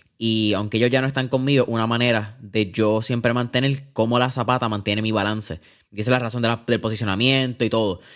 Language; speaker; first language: Spanish; native; Spanish